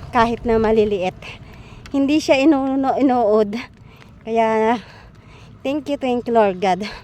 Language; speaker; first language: Filipino; non-native, local second language; Iloko